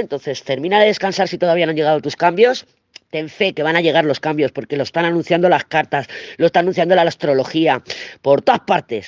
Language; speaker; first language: Spanish; native; Spanish